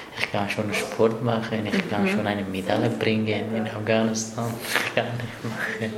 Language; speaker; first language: German; non-native, learner; Persian